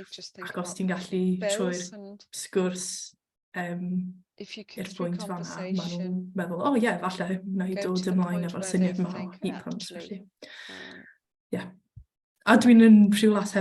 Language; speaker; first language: Welsh; non-native, fluent; English